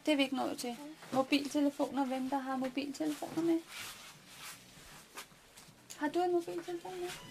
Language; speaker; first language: Danish; native; Danish